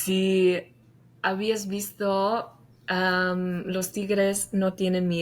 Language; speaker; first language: Spanish; non-native, fluent; English